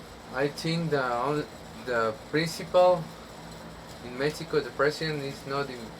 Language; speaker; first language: English; non-native, learner; Spanish